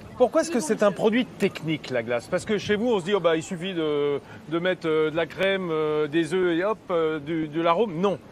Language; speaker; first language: French; native; French